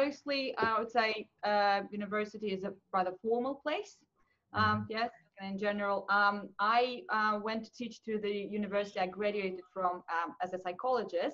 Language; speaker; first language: English; non-native, fluent; Russian